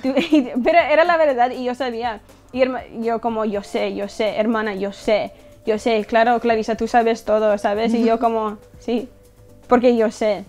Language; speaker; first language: Spanish; early bilingual, heritage; English